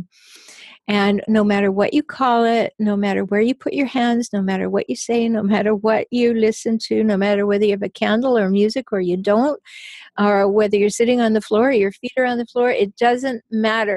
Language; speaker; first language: English; native; English